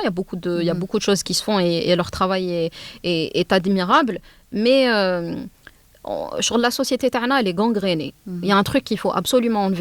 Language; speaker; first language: French; non-native, local second language; Arabic